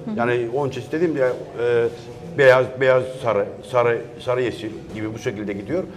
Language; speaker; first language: Turkish; early bilingual, heritage; Turkish